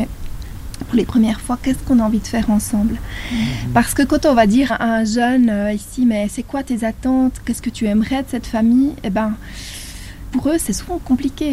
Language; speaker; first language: French; native; French